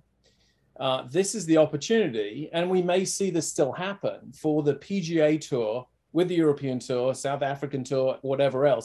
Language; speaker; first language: English; native; English